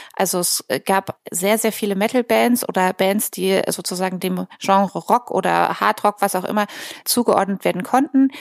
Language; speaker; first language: German; native; German